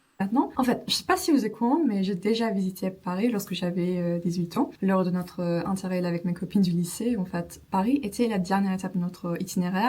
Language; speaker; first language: French; non-native, fluent; Turkish